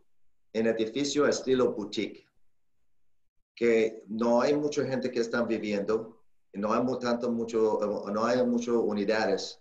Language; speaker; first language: Spanish; non-native, learner; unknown